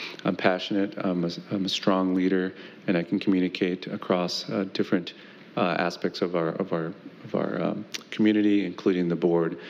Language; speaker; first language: English; early bilingual, other home language; Spanish